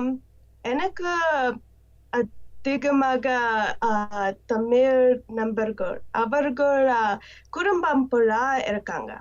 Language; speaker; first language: Tamil; non-native, learner; English